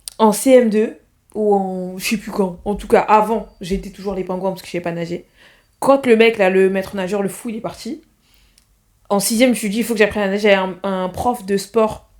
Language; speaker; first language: French; native; French